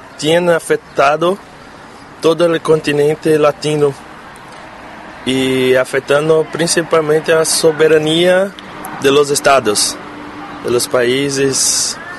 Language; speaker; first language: Spanish; non-native, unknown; Portuguese